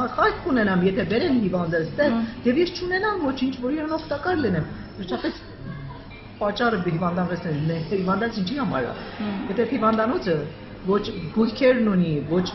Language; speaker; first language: Armenian; early bilingual, heritage; Armenian